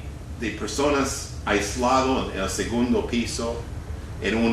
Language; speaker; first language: Spanish; non-native, fluent; English